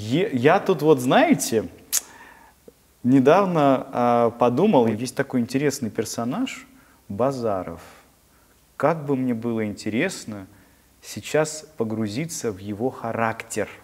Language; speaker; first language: Russian; native; Russian